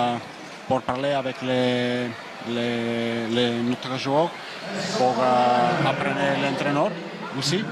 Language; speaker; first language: French; non-native, learner; Macedonian